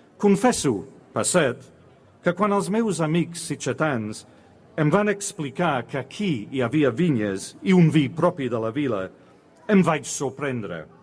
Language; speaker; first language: Catalan; non-native, fluent; English